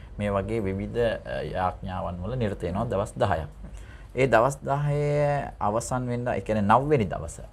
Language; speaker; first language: Sinhala; non-native, local second language; Tamil